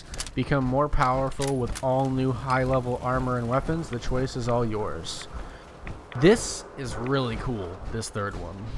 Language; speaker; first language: English; native; English